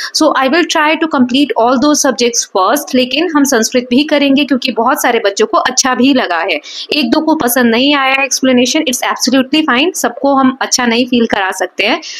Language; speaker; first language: Hindi; native; Hindi